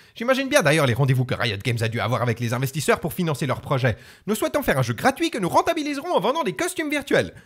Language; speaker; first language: French; native; French